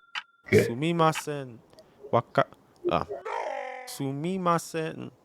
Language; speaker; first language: Japanese; non-native, learner; English